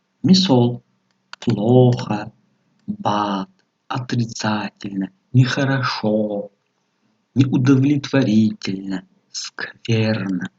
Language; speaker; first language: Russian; non-native, local second language; Tajik